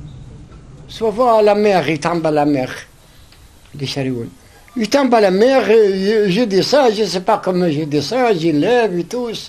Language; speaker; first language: French; non-native, learner; Arabic